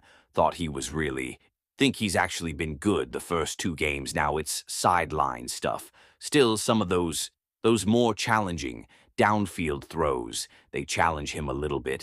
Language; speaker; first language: English; native; English